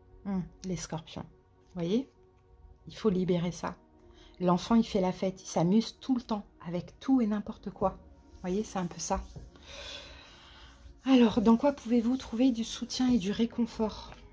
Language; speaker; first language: French; native; French